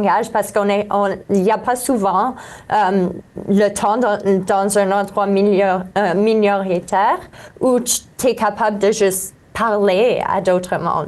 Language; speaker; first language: French; native; French